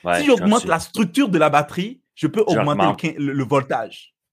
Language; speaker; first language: French; non-native, local second language; Fon